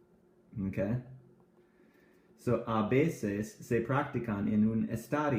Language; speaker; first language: Spanish; non-native, fluent; English